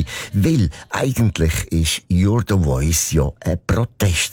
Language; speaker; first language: German; native; German